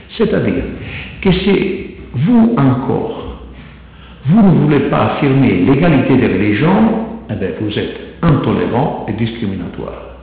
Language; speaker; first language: French; non-native, fluent; Italian